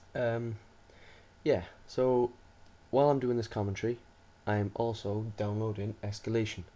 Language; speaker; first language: English; native; English